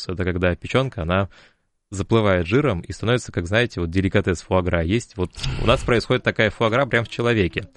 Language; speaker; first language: Russian; native; Russian